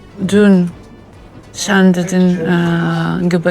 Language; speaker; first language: Turkish; non-native, learner; Russian